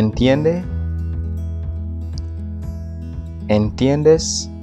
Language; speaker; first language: Spanish; non-native, fluent; Wolof